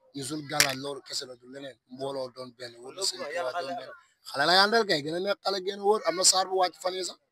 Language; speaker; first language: Wolof; native; Wolof